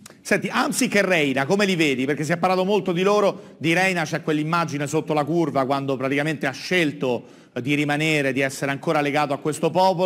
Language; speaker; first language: Italian; native; Italian